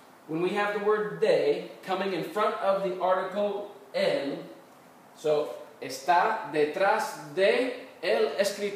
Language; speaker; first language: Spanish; non-native, fluent; English